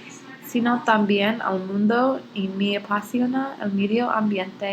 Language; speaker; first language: Spanish; non-native, learner; English